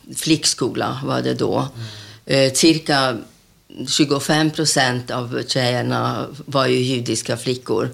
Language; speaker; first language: Swedish; non-native, fluent; Hungarian